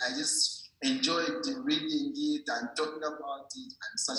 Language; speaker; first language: English; non-native, local second language; Ganda